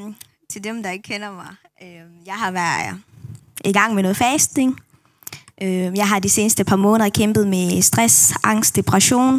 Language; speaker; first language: Danish; non-native, local second language; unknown